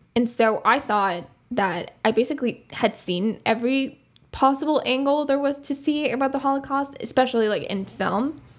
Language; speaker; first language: English; non-native, fluent; Spanish